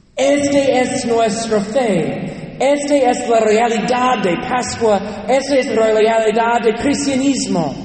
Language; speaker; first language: Spanish; non-native, learner; English